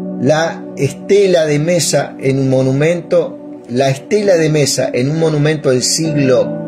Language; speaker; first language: Spanish; native; Spanish